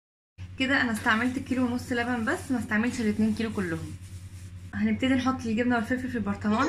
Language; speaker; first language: Arabic; native; Arabic